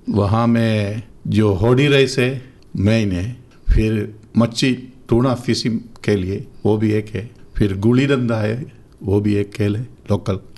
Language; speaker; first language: Hindi; non-native, local second language; Divehi